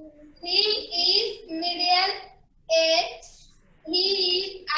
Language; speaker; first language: English; non-native, learner; Marathi